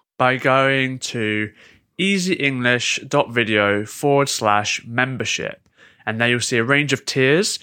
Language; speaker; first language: English; native; English